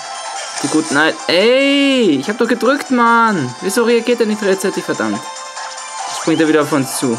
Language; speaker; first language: German; native; German